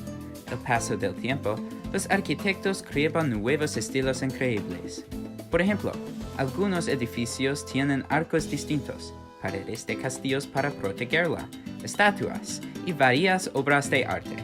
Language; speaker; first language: Spanish; non-native, learner; English